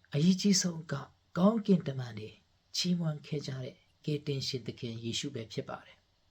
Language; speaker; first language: Burmese; non-native, local second language; Tedim Chin